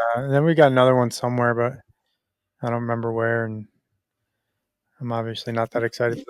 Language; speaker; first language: English; native; English